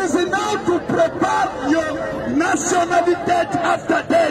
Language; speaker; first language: English; non-native, learner; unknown